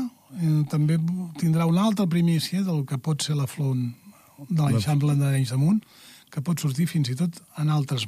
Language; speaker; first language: Catalan; native; Catalan